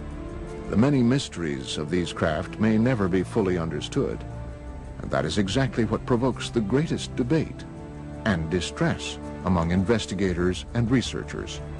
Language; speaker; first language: English; native; English